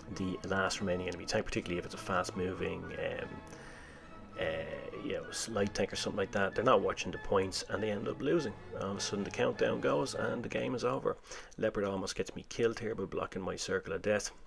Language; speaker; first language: English; native; English